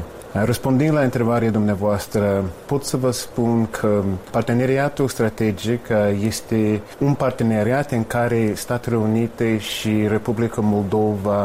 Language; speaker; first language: Romanian; non-native, fluent; English